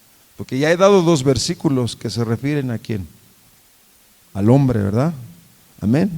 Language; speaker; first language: Spanish; native; Spanish